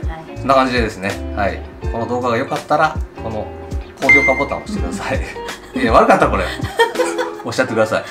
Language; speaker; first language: Japanese; native; Japanese